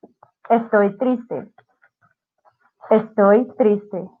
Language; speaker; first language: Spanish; non-native, fluent; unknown